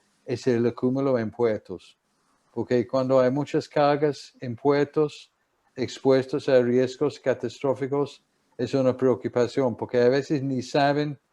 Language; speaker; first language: Spanish; non-native, fluent; English